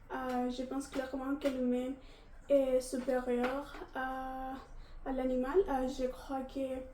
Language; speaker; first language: French; non-native, learner; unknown